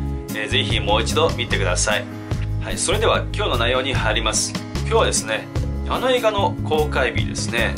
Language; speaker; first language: Japanese; non-native, fluent; Chinese